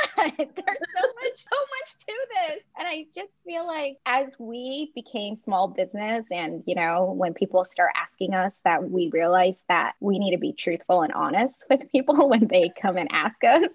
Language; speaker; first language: English; non-native, fluent; Chinese